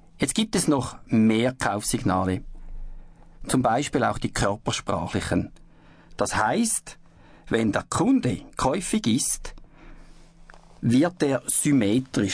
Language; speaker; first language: German; native; German